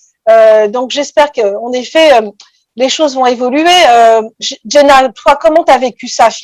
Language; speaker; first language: French; native; French